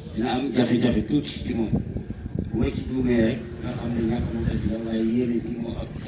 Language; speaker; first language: Wolof; non-native, local second language; Serer